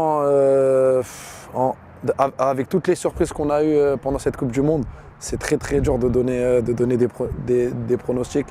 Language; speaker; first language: French; early bilingual, other home language; Arabic